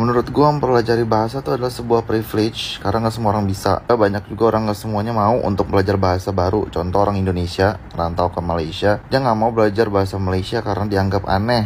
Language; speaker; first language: Indonesian; native; Indonesian